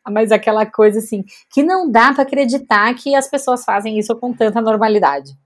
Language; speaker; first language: Portuguese; native; Portuguese